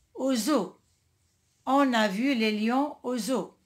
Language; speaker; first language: French; non-native, local second language; Arabic